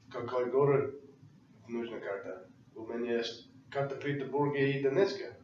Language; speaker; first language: Russian; non-native, learner; English